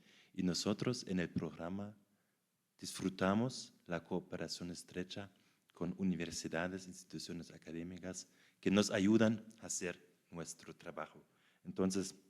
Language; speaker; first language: Spanish; non-native, fluent; German